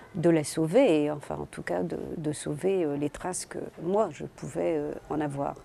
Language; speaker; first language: French; native; French